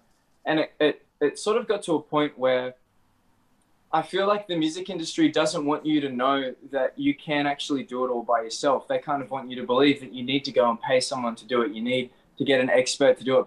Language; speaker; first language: English; native; English